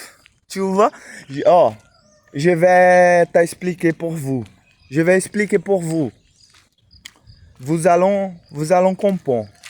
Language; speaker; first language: French; non-native, learner; Portuguese